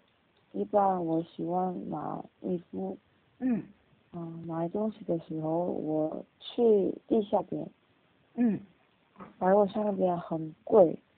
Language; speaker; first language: Chinese; non-native, learner; Korean